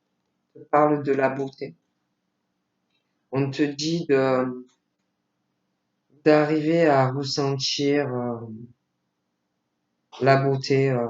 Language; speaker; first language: French; native; French